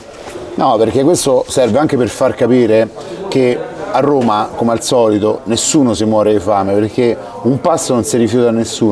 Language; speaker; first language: Italian; native; Italian